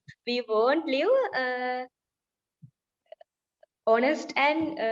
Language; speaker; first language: English; non-native, learner; Sinhala